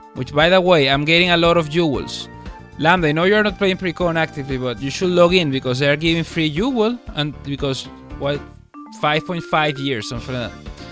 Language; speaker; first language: English; early bilingual, other home language; Spanish